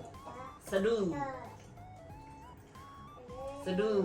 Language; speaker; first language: Japanese; native; Japanese